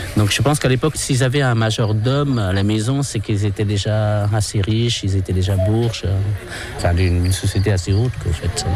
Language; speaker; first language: French; non-native, fluent; Khmer